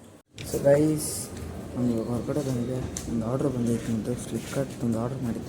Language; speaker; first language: Kannada; native; Kannada